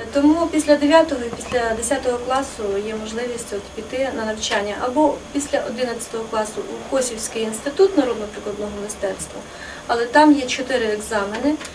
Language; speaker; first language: Ukrainian; native; Ukrainian